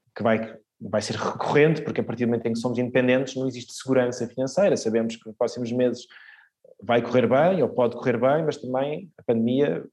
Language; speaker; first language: Portuguese; early bilingual, other home language; Swedish